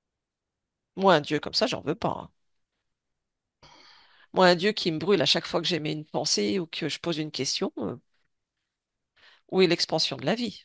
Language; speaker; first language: French; native; French